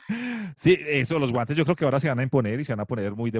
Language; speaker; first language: Spanish; native; Spanish